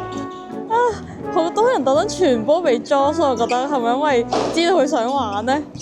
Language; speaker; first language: Cantonese; native; Cantonese